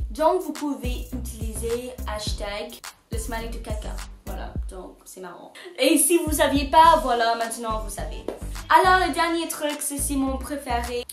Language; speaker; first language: French; non-native, fluent; English